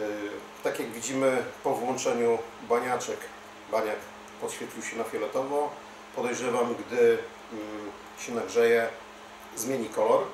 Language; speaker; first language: Polish; native; Polish